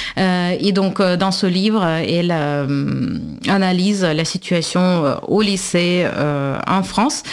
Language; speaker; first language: French; non-native, fluent; Russian